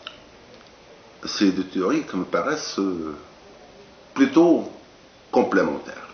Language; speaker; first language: French; non-native, local second language; Arabic